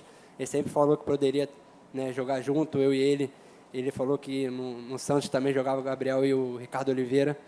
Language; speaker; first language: Portuguese; native; Portuguese